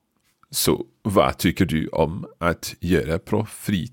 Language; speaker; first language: Swedish; non-native, learner; English